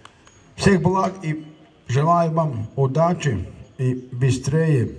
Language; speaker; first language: Russian; non-native, local second language; Latvian